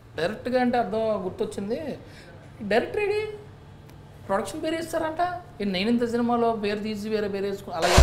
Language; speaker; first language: Telugu; native; Telugu